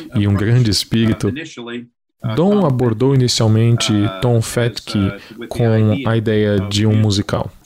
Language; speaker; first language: Portuguese; non-native, fluent; English